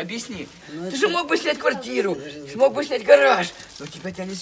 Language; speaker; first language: Russian; native; Russian